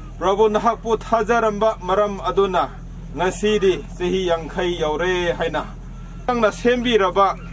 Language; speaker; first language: Manipuri; non-native, local second language; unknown